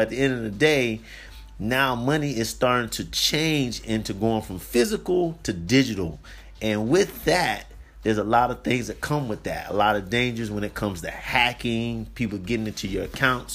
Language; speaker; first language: English; native; English